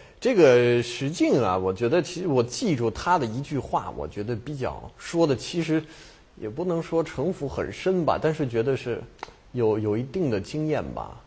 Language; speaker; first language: Chinese; non-native, fluent; French